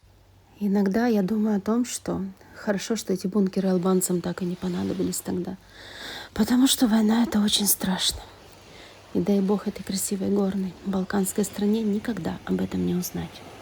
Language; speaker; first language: Russian; native; Russian